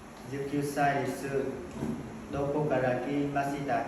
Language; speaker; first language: Japanese; non-native, learner; Vietnamese